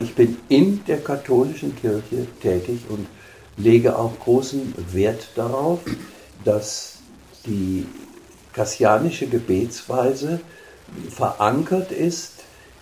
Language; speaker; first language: German; native; German